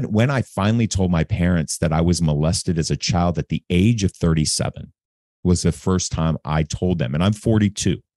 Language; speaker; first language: English; native; English